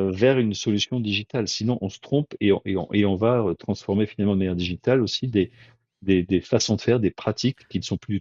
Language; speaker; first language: French; native; French